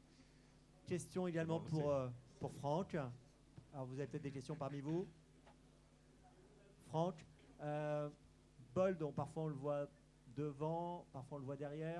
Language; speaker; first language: French; native; French